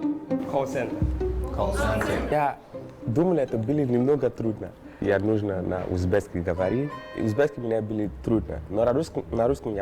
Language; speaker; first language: Russian; non-native, learner; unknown